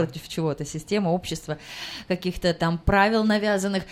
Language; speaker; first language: Russian; native; Russian